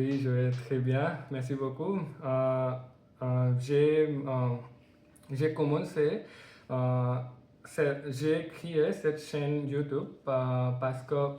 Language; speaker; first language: French; non-native, learner; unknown